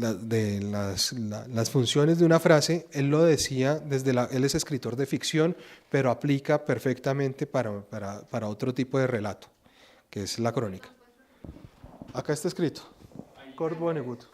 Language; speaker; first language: Spanish; native; Spanish